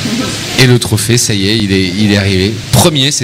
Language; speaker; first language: French; native; French